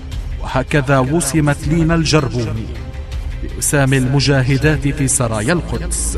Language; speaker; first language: Arabic; native; Arabic